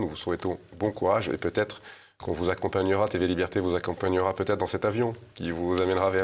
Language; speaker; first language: French; native; French